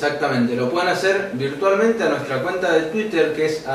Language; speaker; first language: Spanish; native; Spanish